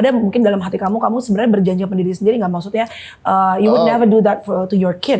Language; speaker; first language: Indonesian; native; Indonesian